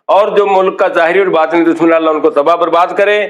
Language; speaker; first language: Urdu; non-native, local second language; Punjabi